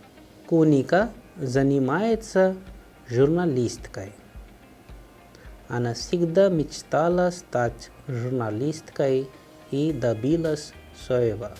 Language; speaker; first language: Russian; non-native, fluent; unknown